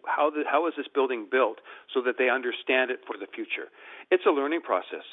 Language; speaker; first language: English; native; English